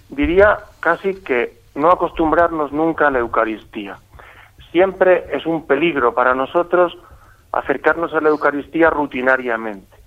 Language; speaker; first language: Spanish; native; Spanish